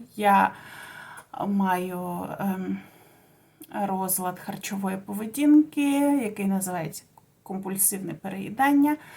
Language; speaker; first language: Ukrainian; non-native, local second language; Russian